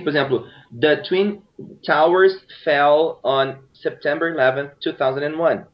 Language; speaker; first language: English; non-native, fluent; Portuguese